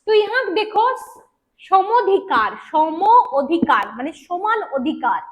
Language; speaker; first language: Hindi; non-native, local second language; Bangla